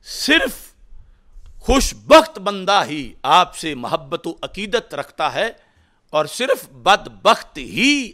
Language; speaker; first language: Urdu; non-native, local second language; Punjabi